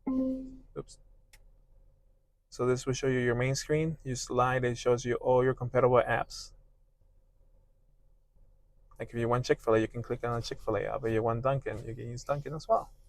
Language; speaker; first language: English; native; English